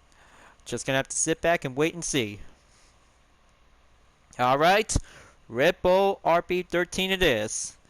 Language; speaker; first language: English; non-native, fluent; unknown